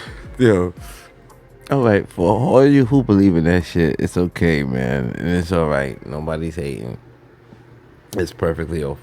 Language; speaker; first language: English; native; English